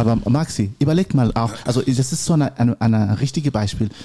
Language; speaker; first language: German; non-native, learner; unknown